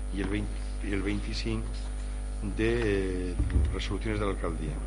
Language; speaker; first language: Spanish; non-native, local second language; Catalan